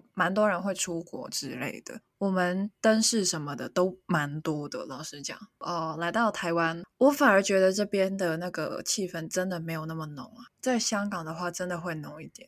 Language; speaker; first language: Chinese; non-native, local second language; Cantonese